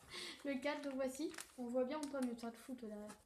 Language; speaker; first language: French; native; French